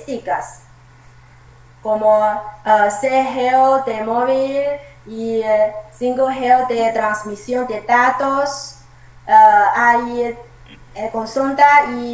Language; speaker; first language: Spanish; non-native, learner; Chinese